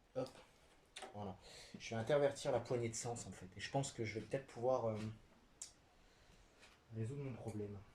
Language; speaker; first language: French; native; French